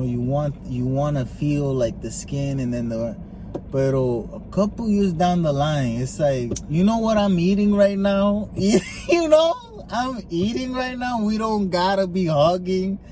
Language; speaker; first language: English; early bilingual, other home language; Spanish